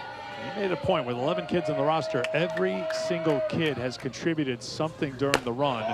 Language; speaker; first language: English; native; English